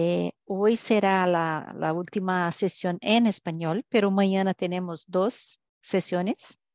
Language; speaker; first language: Spanish; non-native, fluent; Portuguese